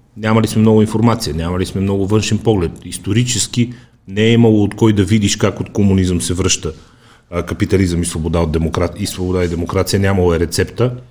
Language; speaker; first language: Bulgarian; native; Bulgarian